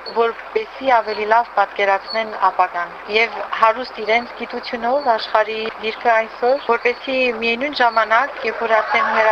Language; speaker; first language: Armenian; early bilingual, heritage; Armenian